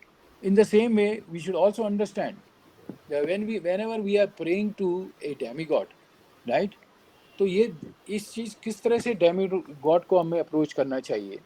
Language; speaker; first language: Hindi; native; Hindi